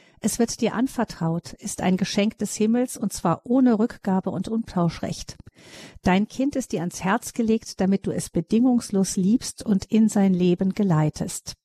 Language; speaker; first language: German; native; German